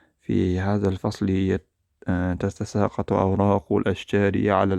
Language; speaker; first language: Arabic; non-native, fluent; Uzbek